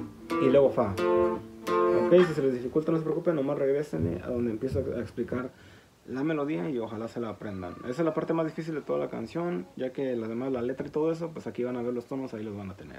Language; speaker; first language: Spanish; native; Spanish